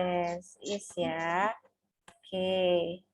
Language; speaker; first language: English; non-native, local second language; Indonesian